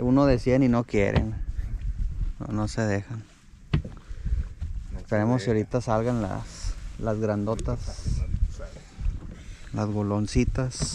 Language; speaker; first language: Spanish; native; Spanish